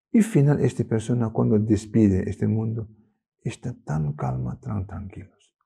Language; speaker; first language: Spanish; non-native, learner; Tibetan